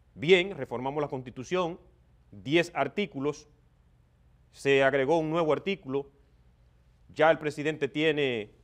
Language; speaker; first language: Spanish; native; Spanish